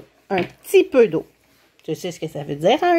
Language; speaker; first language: French; native; French